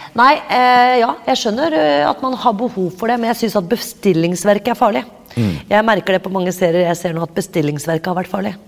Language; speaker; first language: Norwegian; native; Norwegian